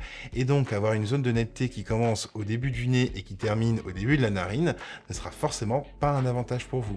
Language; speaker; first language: French; native; French